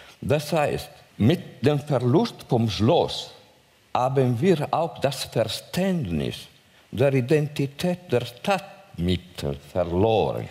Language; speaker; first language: German; non-native, fluent; Italian